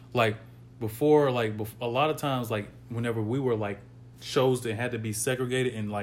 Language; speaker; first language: English; native; English